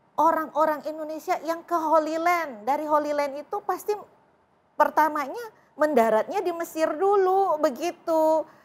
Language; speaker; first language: Indonesian; native; Indonesian